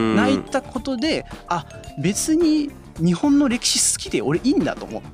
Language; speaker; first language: Japanese; early bilingual, other home language; Chinese